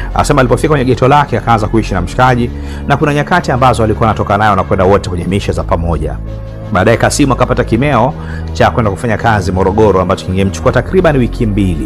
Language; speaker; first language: Swahili; native; Swahili